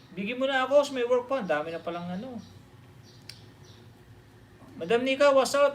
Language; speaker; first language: Filipino; non-native, local second language; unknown